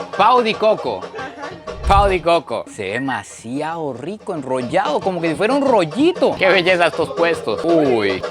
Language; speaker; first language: Spanish; native; Spanish